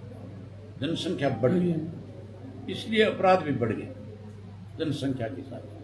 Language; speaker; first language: Hindi; native; Hindi